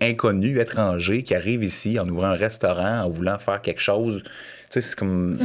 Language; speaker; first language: French; native; French